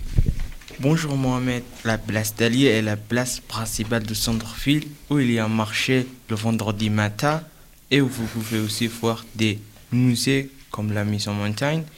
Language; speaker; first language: French; non-native, learner; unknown